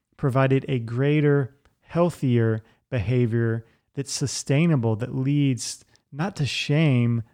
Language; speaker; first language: English; native; English